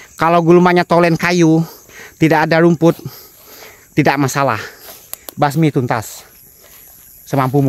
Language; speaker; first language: Indonesian; native; Indonesian